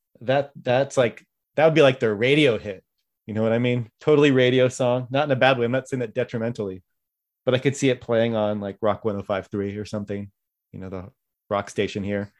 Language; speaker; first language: English; native; English